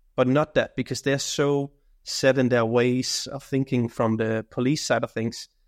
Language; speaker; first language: English; non-native, fluent; Danish